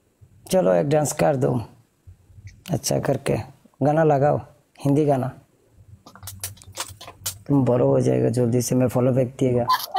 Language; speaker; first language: Hindi; non-native, fluent; Bangla